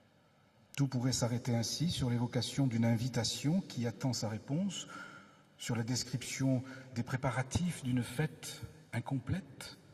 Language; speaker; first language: French; native; French